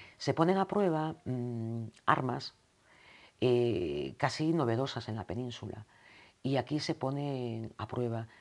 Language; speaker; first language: Spanish; native; Spanish